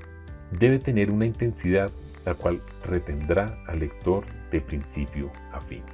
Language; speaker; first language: Spanish; native; Spanish